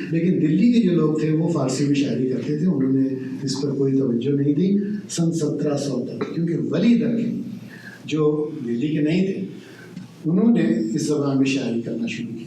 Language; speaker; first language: Urdu; native; Urdu